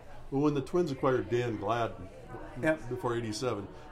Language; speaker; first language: English; native; English